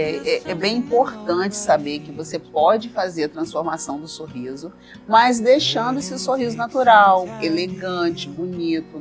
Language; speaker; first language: Portuguese; native; Portuguese